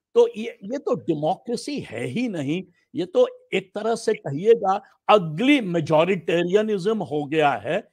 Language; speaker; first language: Hindi; native; Hindi